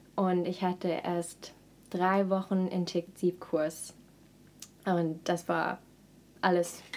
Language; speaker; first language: German; non-native, fluent; English